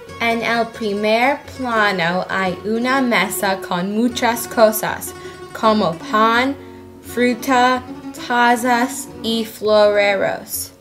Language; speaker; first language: Spanish; non-native, learner; English